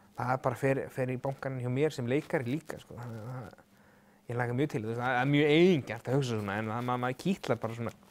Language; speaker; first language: Icelandic; native; Icelandic